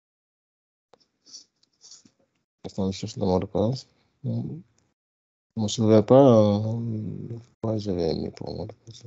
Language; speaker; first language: French; non-native, local second language; Wolof